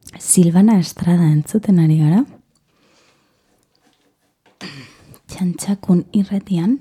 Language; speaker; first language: Basque; non-native, learner; Spanish